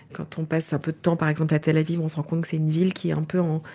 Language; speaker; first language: French; native; French